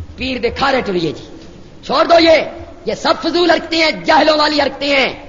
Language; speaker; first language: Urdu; non-native, local second language; Punjabi